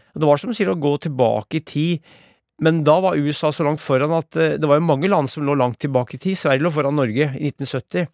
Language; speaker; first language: Norwegian; native; Norwegian